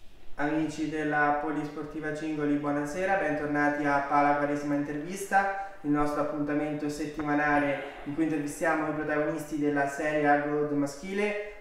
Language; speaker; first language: Italian; native; Italian